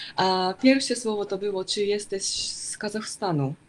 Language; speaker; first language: Polish; non-native, fluent; Japanese